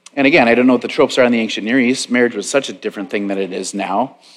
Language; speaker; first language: English; native; English